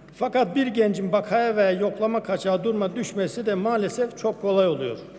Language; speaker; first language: Turkish; non-native, local second language; Kurdish